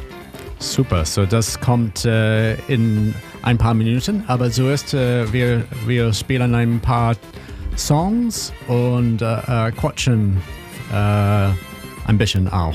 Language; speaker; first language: German; non-native, learner; English